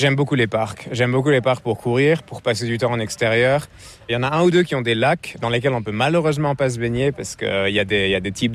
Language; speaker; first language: French; native; French